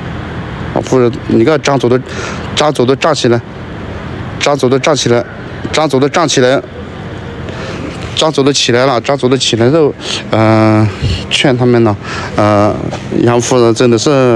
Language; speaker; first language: Chinese; native; Chinese